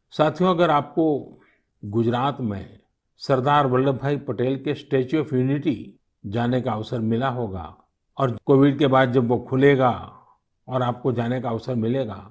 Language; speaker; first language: Hindi; native; Hindi